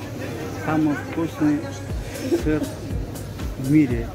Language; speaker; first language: Russian; non-native, learner; Azerbaijani